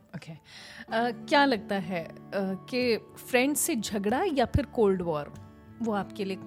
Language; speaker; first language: Hindi; native; Hindi